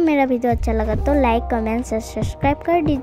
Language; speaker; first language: Hindi; non-native, local second language; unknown